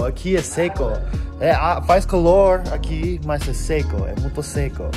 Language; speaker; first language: Portuguese; non-native, learner; English